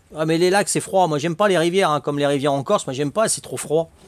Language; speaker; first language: French; native; French